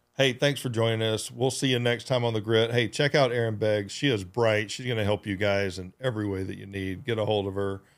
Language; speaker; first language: English; native; English